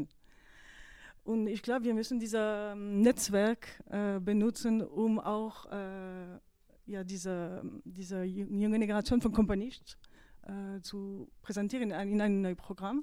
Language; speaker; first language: German; non-native, fluent; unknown